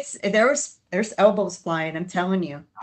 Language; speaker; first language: English; native; English